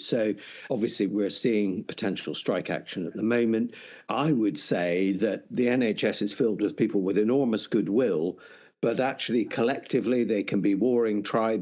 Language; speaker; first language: English; native; English